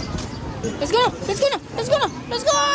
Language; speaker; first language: English; non-native, local second language; Filipino